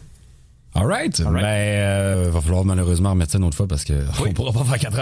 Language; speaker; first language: French; native; French